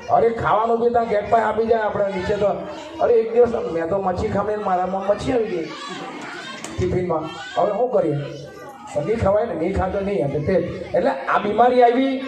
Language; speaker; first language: Gujarati; non-native, local second language; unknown